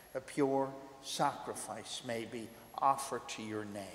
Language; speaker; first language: English; native; English